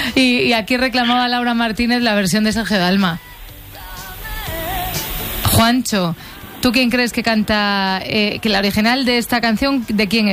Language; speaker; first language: Spanish; native; Spanish